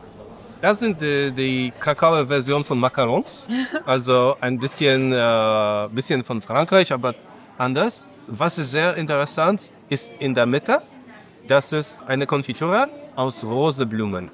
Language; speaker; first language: German; non-native, fluent; Polish